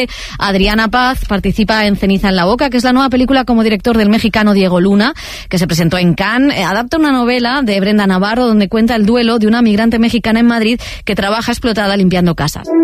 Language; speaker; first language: Spanish; native; Spanish